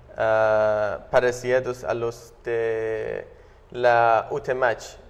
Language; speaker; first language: Spanish; non-native, fluent; Persian